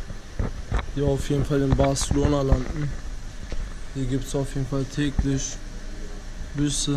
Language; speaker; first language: German; early bilingual, other home language; Turkish